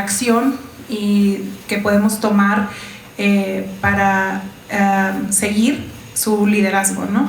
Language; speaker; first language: Spanish; native; Spanish